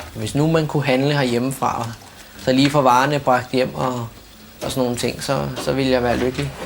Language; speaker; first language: Danish; native; Danish